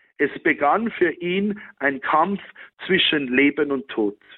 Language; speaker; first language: German; native; German